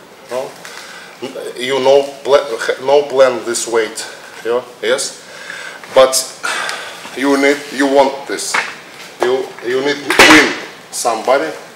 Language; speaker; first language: English; non-native, learner; Russian